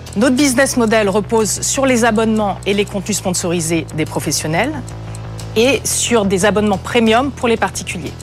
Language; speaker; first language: French; native; French